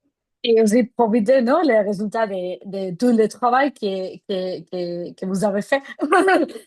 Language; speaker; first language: French; non-native, fluent; Spanish